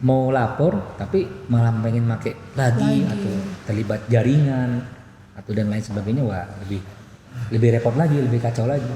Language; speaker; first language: Indonesian; non-native, local second language; Banjar